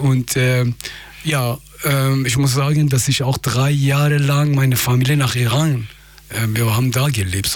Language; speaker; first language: German; non-native, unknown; Persian